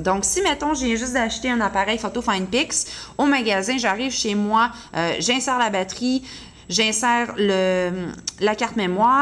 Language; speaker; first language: French; native; French